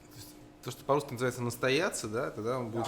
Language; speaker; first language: Russian; native; Russian